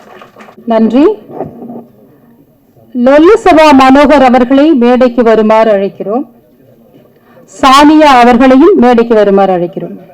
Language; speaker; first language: Tamil; native; Tamil